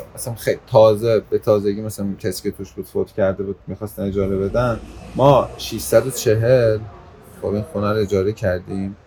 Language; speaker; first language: Persian; non-native, local second language; Azerbaijani